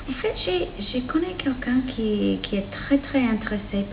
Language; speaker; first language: French; non-native, fluent; English